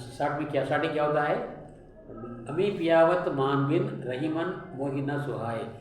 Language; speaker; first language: Hindi; non-native, local second language; Tamil